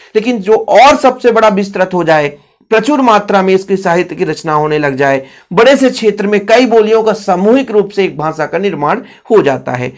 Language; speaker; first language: Hindi; native; Hindi